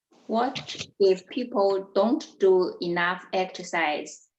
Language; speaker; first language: English; non-native, learner; Chinese